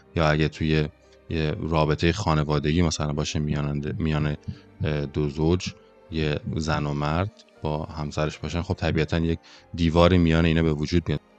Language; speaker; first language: Persian; native; Persian